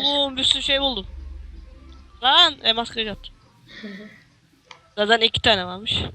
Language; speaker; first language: Turkish; native; Turkish